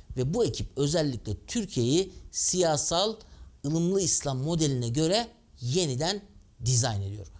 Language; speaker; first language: Turkish; native; Turkish